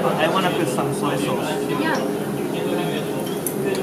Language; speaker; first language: English; non-native, learner; Japanese